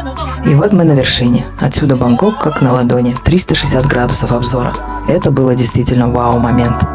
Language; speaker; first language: Russian; native; Russian